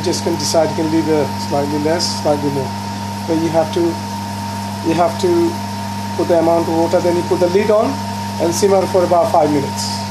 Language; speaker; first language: English; non-native, local second language; Sylheti